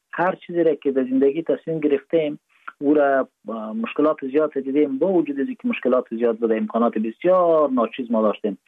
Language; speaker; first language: Persian; non-native, local second language; Pashto